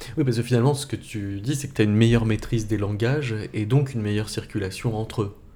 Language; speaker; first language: French; native; French